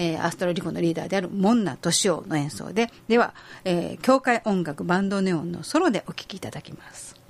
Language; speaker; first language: Japanese; native; Japanese